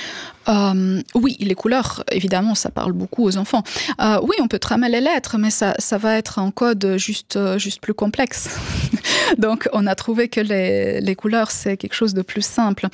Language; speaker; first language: French; non-native, fluent; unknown